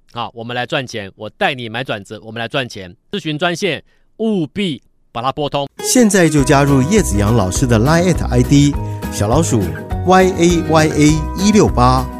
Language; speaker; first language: Chinese; native; Chinese